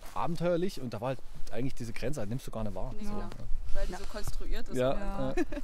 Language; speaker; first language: German; native; German